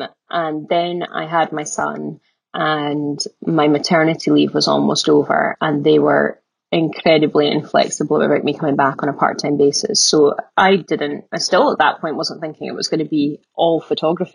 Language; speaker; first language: English; native; English